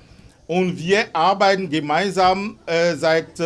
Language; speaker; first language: German; non-native, fluent; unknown